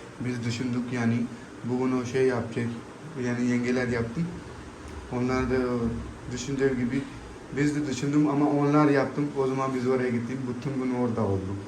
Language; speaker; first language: Turkish; non-native, learner; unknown